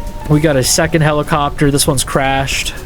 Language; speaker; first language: English; native; English